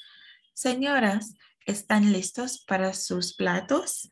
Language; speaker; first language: Spanish; non-native, fluent; English